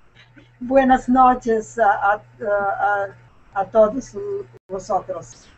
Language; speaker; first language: Spanish; non-native, learner; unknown